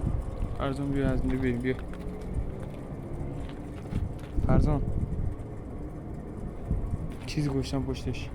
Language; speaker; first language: Persian; native; Persian